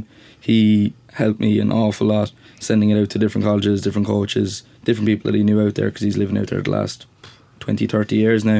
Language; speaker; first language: English; native; English